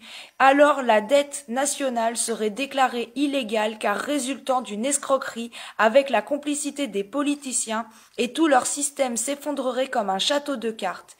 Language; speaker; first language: French; native; French